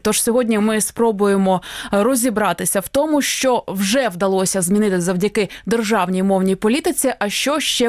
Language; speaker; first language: Ukrainian; native; Ukrainian